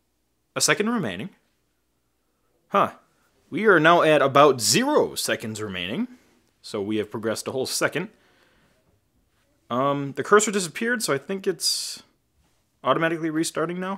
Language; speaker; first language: English; native; English